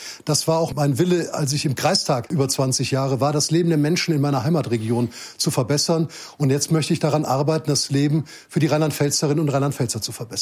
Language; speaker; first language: German; native; German